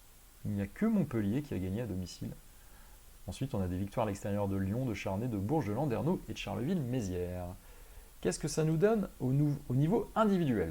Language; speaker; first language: French; native; French